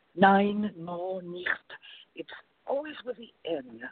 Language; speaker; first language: English; non-native, fluent; Spanish